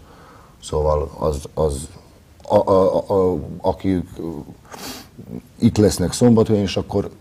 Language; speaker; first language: Hungarian; non-native, fluent; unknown